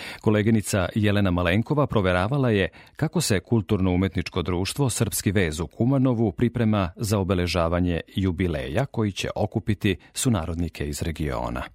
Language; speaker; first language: Serbian; native; Serbian